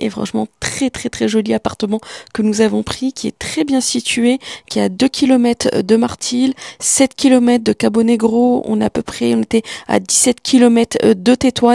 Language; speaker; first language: French; early bilingual, other home language; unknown